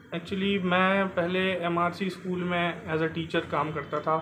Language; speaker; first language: Hindi; native; Hindi